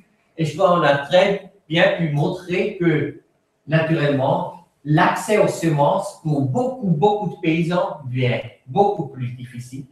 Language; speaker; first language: French; non-native, fluent; Swiss German